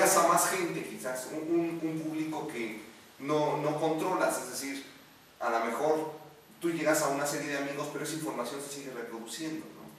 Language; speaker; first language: Spanish; native; Spanish